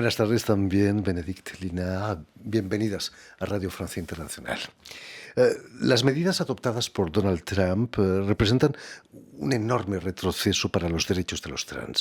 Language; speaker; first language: Spanish; native; Spanish